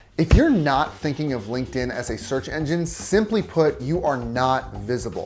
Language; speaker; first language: English; native; English